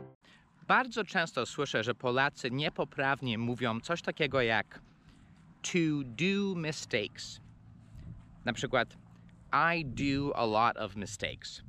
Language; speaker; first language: Polish; non-native, fluent; English